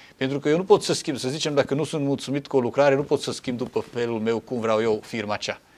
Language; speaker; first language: Romanian; non-native, local second language; Hungarian